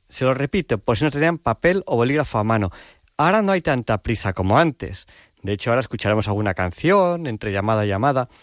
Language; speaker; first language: Spanish; native; Spanish